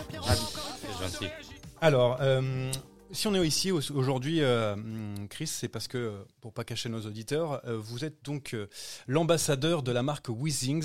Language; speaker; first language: French; native; French